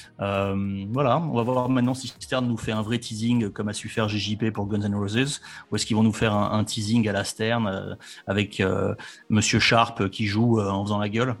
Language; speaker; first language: French; native; French